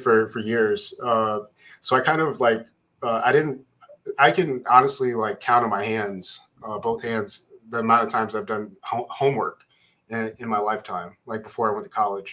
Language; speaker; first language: English; native; English